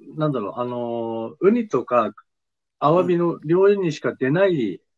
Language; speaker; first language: Japanese; native; Japanese